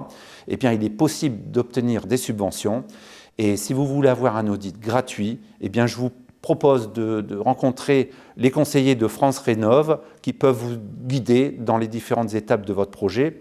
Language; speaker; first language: French; native; French